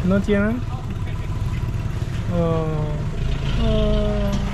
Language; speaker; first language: Spanish; non-native, fluent; German